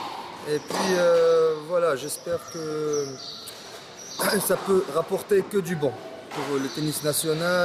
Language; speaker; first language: French; non-native, local second language; Arabic